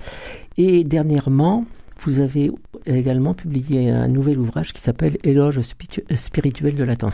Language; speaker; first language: French; native; French